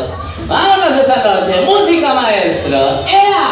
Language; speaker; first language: Spanish; native; Spanish